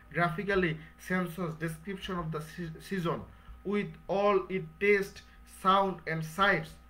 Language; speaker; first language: English; non-native, local second language; Bangla